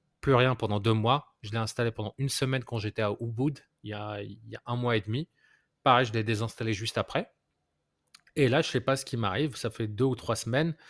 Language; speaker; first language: French; non-native, local second language; Arabic